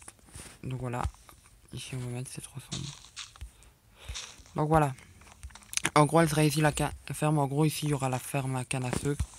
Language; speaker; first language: French; native; French